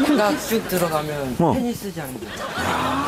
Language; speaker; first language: Korean; non-native, learner; Chinese